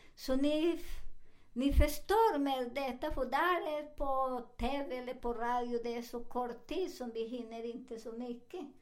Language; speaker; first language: Swedish; non-native, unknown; Spanish